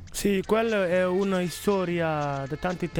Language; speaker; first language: Italian; non-native, learner; Wolof